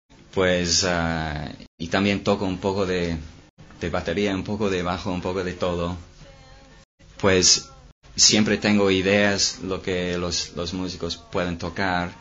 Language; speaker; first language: Spanish; non-native, fluent; English